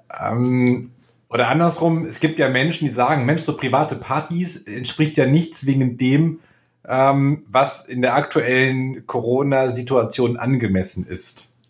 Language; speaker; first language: German; native; German